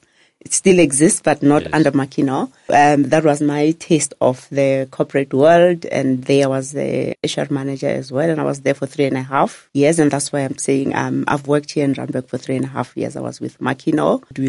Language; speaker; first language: English; non-native, local second language; Northern Sotho